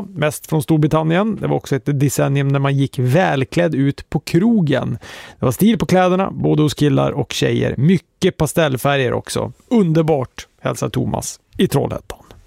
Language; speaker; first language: Swedish; native; Swedish